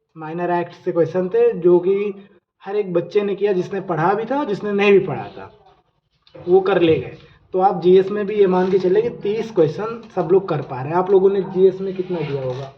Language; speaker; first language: Hindi; native; Hindi